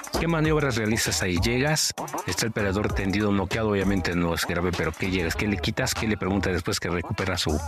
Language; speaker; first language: Spanish; native; Spanish